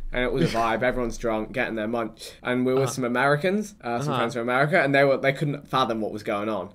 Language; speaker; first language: English; native; English